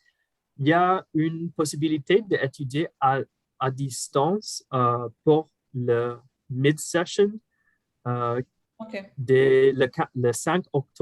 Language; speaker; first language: French; non-native, fluent; English